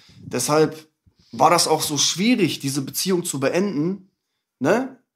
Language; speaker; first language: German; native; German